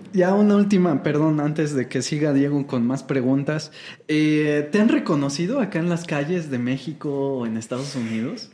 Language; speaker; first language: Spanish; native; Spanish